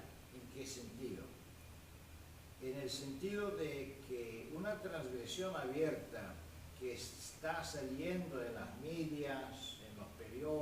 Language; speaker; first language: Spanish; non-native, fluent; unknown